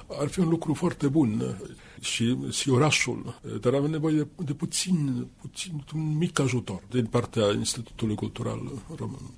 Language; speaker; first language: Romanian; non-native, fluent; Finnish